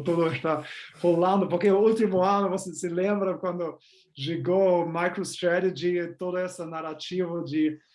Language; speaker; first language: Portuguese; non-native, fluent; German